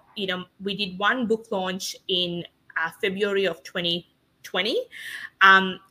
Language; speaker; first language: English; non-native, local second language; Sinhala